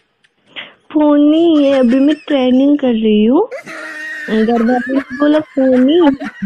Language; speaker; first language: Hindi; non-native, local second language; Kashmiri